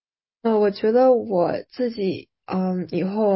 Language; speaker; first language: Chinese; early bilingual, other home language; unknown